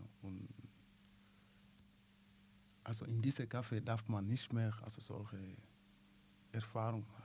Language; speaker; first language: German; non-native, learner; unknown